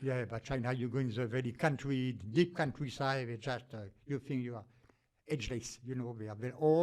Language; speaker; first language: English; non-native, fluent; French